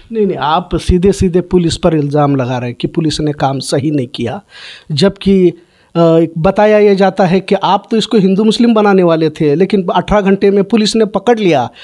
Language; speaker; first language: Hindi; non-native, local second language; Urdu